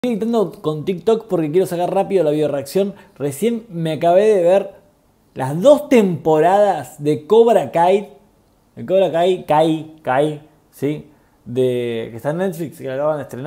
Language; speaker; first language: Spanish; native; Spanish